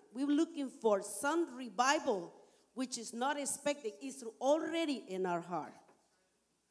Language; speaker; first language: English; non-native, learner; Spanish